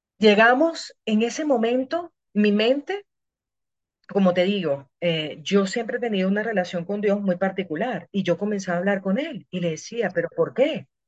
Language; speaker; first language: Spanish; native; Spanish